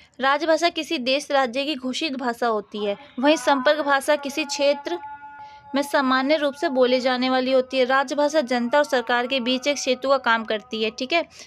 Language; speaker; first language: Hindi; native; Hindi